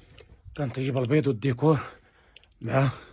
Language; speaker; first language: Arabic; native; Arabic